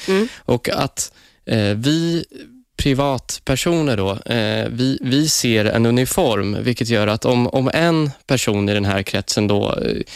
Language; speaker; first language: Swedish; native; Swedish